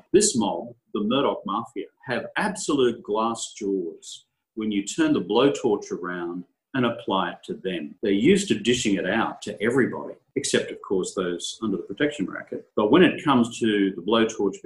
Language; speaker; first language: English; native; English